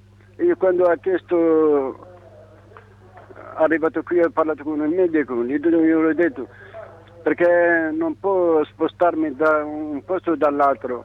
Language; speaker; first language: Italian; non-native, learner; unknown